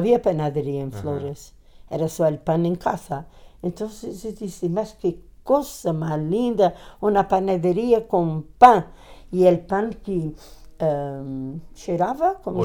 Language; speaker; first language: Spanish; non-native, fluent; Portuguese